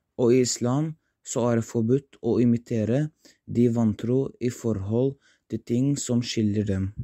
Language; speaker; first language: Norwegian; non-native, fluent; Arabic